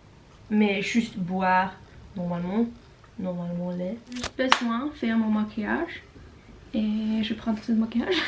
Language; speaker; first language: French; non-native, learner; Norwegian